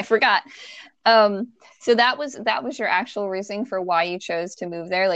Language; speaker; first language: English; native; English